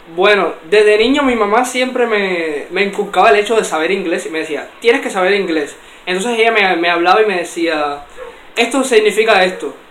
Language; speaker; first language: Spanish; native; Spanish